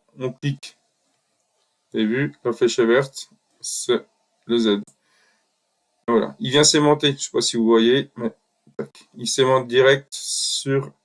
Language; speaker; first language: French; native; French